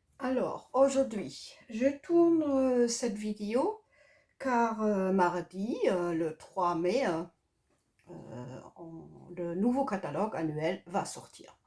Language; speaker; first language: French; non-native, fluent; German